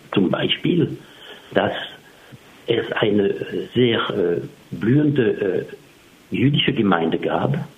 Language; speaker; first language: German; non-native, fluent; French